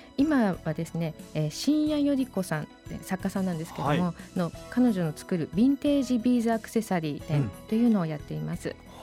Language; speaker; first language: Japanese; native; Japanese